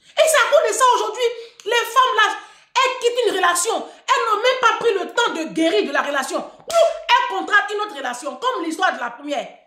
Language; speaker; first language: French; native; French